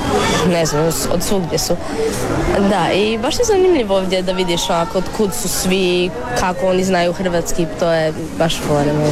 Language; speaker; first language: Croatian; early bilingual, heritage; Croatian